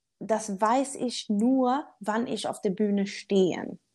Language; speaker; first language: German; non-native, learner; Swedish